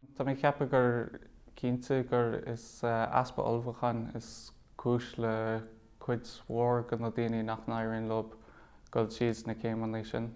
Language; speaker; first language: Irish; native; Irish